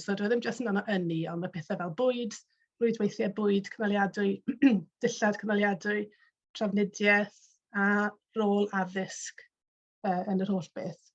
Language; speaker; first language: Welsh; native; Welsh